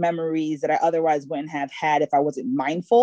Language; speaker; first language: English; native; English